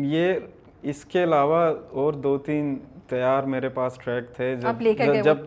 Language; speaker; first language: Urdu; non-native, local second language; Baluchi